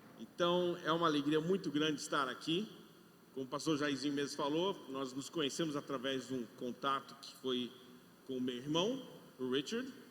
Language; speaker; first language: Portuguese; non-native, fluent; English